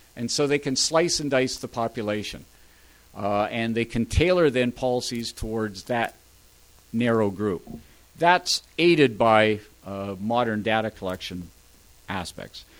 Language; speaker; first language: English; native; English